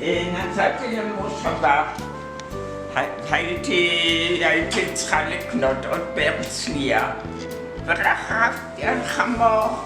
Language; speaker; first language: Hebrew; non-native, fluent; German